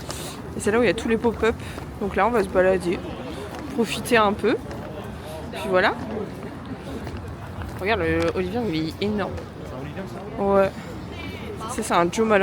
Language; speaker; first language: French; native; French